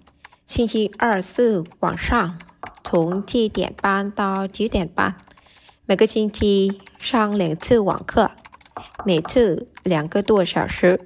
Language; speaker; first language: Chinese; non-native, learner; Vietnamese